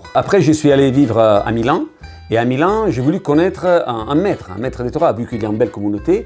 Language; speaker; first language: French; non-native, learner; Italian